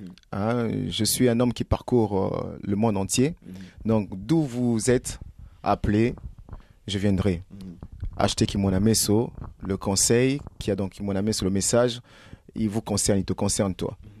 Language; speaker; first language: French; non-native, local second language; Lingala